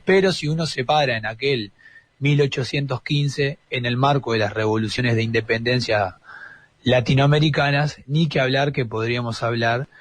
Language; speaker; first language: Spanish; native; Spanish